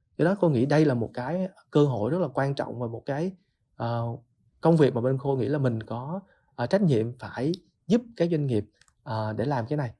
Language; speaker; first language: Vietnamese; native; Vietnamese